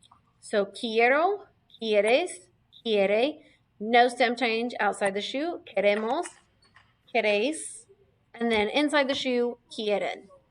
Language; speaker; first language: Spanish; non-native, fluent; English